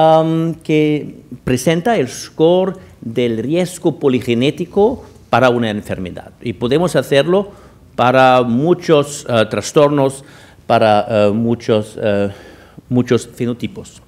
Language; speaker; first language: Spanish; non-native, fluent; German